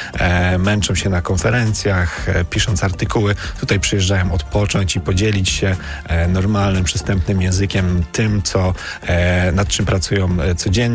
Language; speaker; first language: Polish; native; Polish